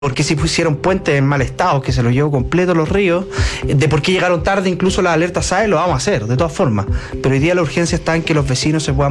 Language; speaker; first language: Spanish; native; Spanish